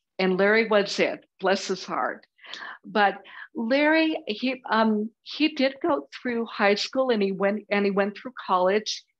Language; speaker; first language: English; native; English